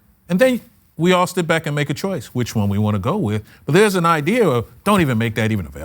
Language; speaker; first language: English; native; English